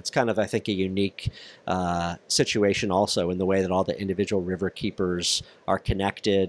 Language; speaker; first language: English; native; English